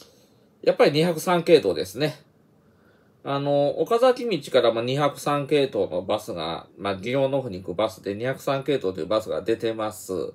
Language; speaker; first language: Japanese; native; Japanese